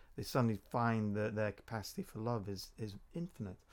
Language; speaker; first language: English; native; English